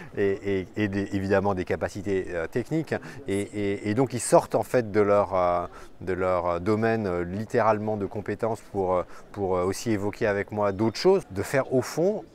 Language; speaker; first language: French; native; French